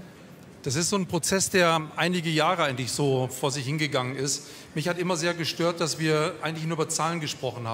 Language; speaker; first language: German; native; German